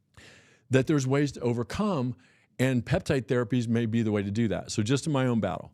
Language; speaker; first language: English; native; English